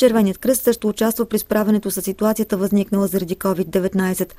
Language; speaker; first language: Bulgarian; native; Bulgarian